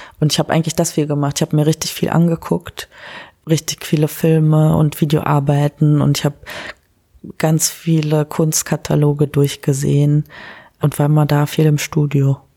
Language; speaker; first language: German; early bilingual, other home language; Kurdish